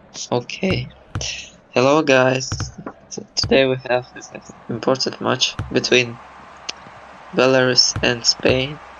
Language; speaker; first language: English; non-native, learner; Russian